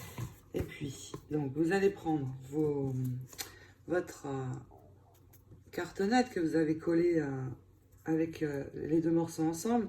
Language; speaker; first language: French; native; French